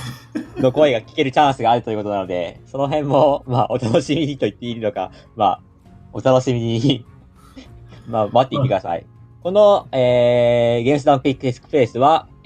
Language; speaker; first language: Japanese; native; Japanese